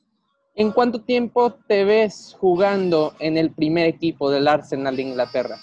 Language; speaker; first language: Spanish; native; Spanish